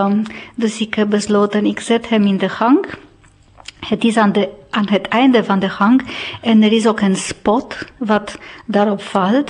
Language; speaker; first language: Dutch; non-native, fluent; Romanian